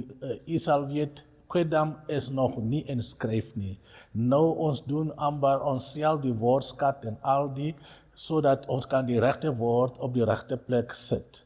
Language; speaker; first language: Afrikaans; non-native, local second language; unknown